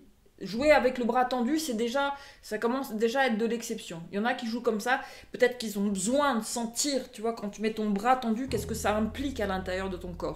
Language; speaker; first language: French; native; French